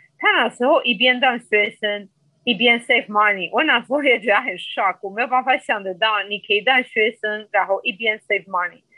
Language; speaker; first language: Chinese; non-native, fluent; Spanish